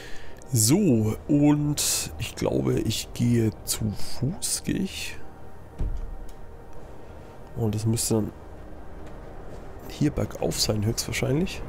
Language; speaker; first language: German; native; German